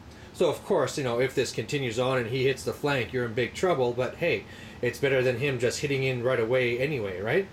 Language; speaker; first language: English; native; English